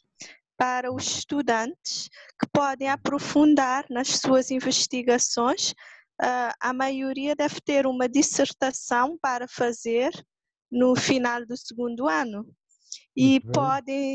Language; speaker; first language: Portuguese; non-native, local second language; Kabuverdianu